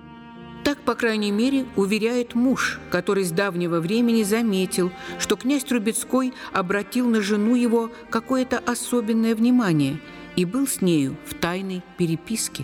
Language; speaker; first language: Russian; native; Russian